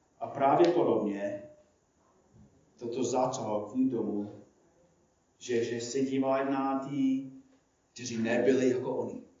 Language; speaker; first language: Czech; non-native, fluent; English